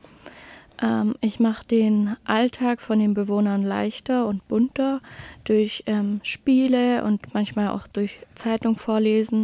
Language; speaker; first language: German; native; German